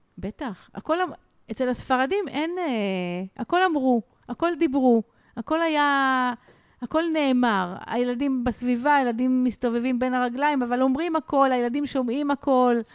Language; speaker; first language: Hebrew; native; Hebrew